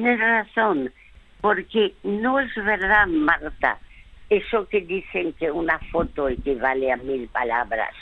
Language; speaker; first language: Spanish; early bilingual, other home language; French